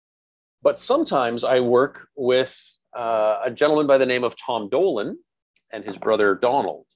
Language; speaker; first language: English; native; English